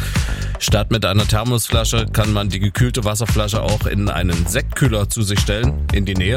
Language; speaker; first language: German; native; German